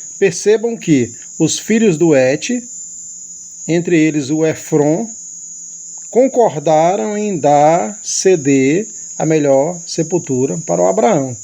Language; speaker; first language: Portuguese; native; Portuguese